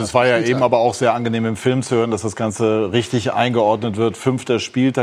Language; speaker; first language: German; native; German